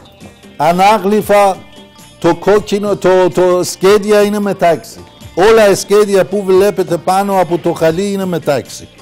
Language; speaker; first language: Greek; non-native, fluent; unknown